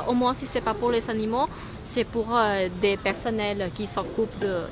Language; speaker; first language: French; non-native, learner; Thai